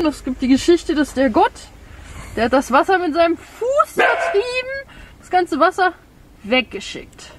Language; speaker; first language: German; non-native, fluent; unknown